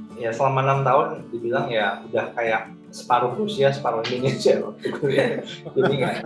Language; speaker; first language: Indonesian; native; Indonesian